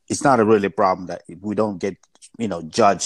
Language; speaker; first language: English; non-native, local second language; Swahili